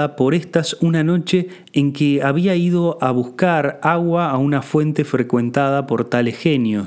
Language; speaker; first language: Spanish; native; Spanish